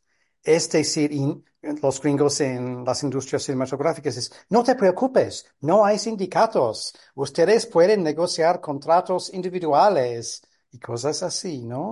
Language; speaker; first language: Spanish; non-native, fluent; English